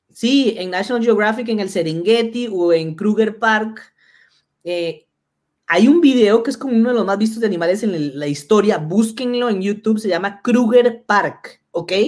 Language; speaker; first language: Spanish; native; Spanish